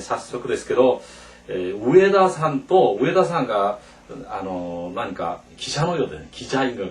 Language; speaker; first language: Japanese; non-native, fluent; Korean